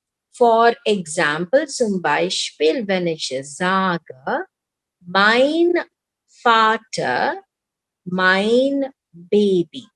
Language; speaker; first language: German; non-native, learner; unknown